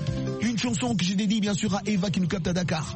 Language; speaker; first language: French; non-native, local second language; Lingala